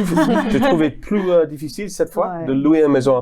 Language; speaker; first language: French; non-native, fluent; English